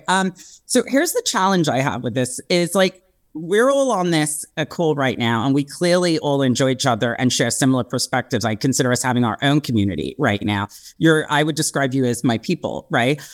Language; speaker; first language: English; native; English